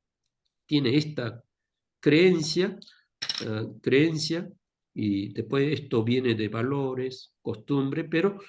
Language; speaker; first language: Spanish; non-native, fluent; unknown